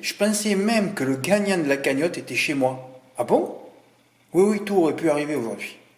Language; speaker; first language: French; native; French